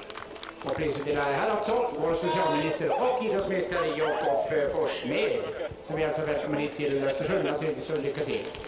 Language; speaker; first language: Swedish; native; Swedish